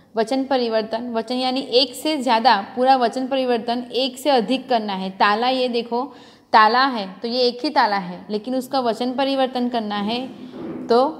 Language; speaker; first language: Hindi; non-native, local second language; Gujarati